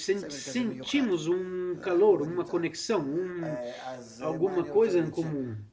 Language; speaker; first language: Portuguese; non-native, fluent; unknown